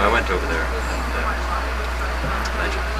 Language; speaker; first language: English; native; English